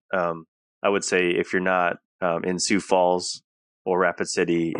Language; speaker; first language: English; native; English